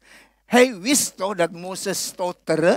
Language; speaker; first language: Dutch; non-native, fluent; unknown